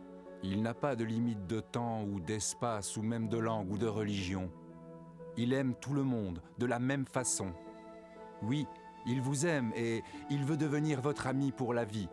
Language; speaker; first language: French; native; French